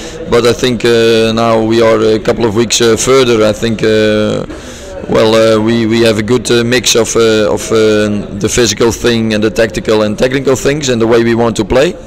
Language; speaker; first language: English; non-native, fluent; Dutch